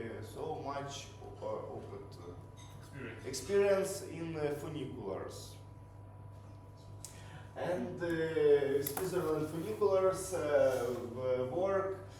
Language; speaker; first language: English; non-native, learner; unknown